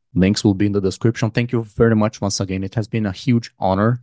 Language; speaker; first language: English; non-native, fluent; Portuguese